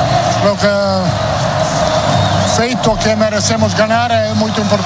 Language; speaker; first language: Portuguese; non-native, learner; Italian